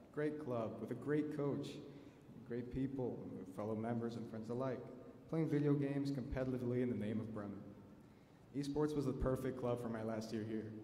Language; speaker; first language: English; early bilingual, other home language; Spanish